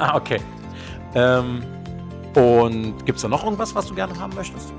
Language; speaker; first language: German; native; German